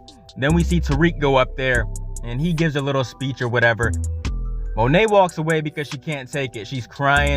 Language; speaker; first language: English; native; English